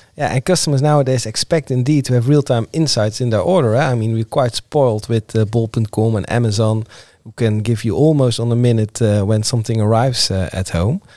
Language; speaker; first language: English; non-native, fluent; Dutch